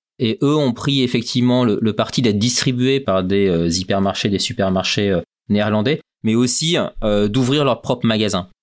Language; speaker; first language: French; native; French